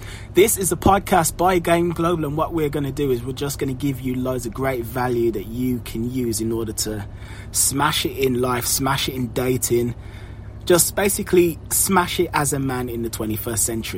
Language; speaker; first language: English; native; English